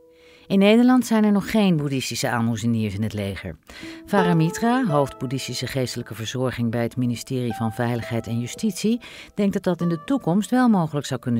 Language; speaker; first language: Dutch; native; Dutch